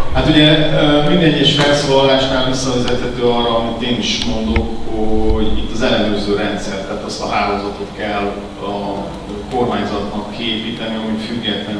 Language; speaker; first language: Hungarian; native; Hungarian